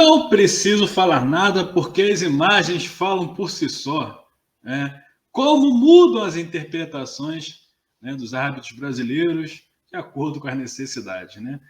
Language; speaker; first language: Portuguese; native; Portuguese